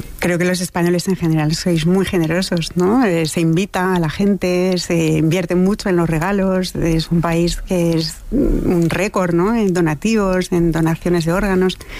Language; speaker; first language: Spanish; non-native, fluent; French